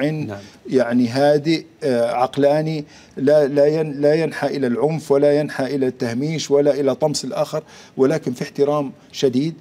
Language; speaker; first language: Arabic; native; Arabic